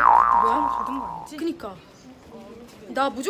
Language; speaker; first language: Korean; non-native, fluent; Arabic